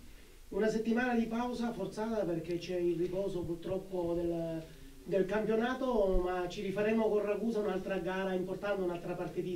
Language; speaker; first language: Italian; native; Italian